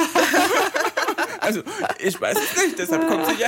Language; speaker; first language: German; non-native, fluent; Spanish